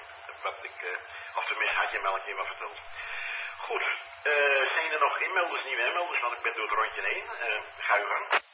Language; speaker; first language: Dutch; native; Dutch